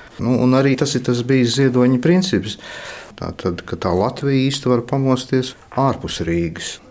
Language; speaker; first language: Latvian; native; Latvian